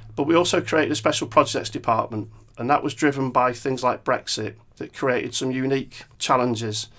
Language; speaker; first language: English; native; English